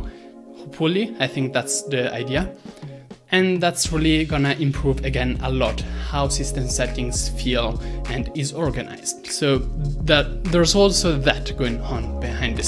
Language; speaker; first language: English; non-native, fluent; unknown